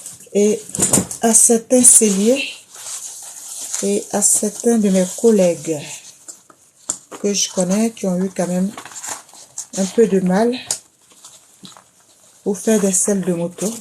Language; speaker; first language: French; native; French